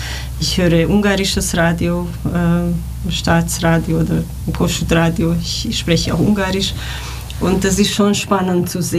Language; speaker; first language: German; non-native, fluent; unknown